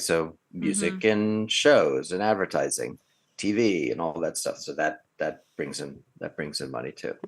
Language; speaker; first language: English; native; English